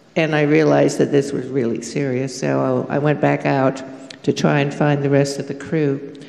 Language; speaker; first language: English; native; English